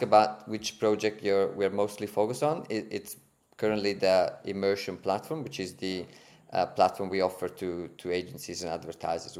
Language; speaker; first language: English; non-native, fluent; Italian